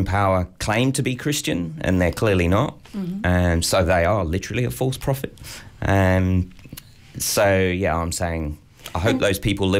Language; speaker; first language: English; native; English